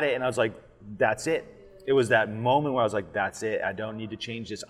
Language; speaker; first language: English; native; English